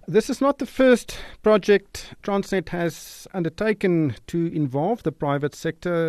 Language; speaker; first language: English; non-native, local second language; Afrikaans